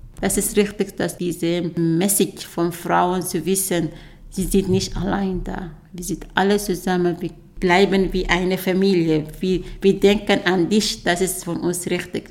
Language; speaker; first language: German; non-native, learner; Arabic